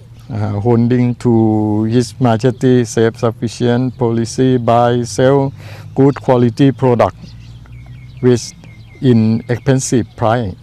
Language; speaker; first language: English; non-native, learner; Thai